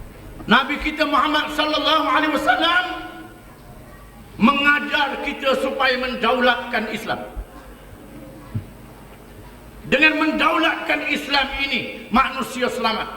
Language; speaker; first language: Malay; native; Malay